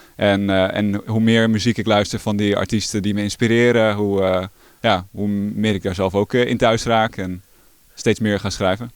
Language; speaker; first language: Dutch; native; Dutch